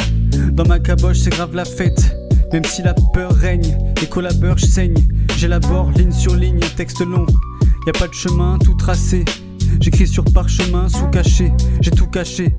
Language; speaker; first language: French; native; French